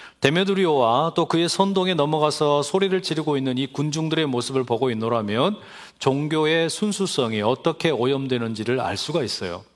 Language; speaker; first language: Korean; native; Korean